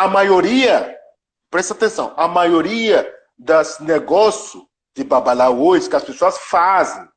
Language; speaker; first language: Portuguese; non-native, learner; Yoruba